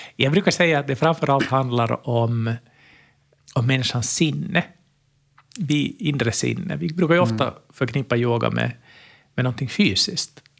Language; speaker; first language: Swedish; native; Swedish